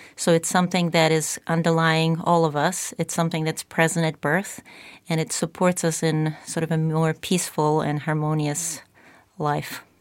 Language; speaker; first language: English; non-native, fluent; Czech